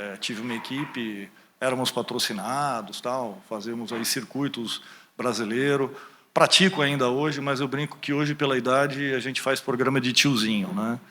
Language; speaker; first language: Portuguese; early bilingual, other home language; German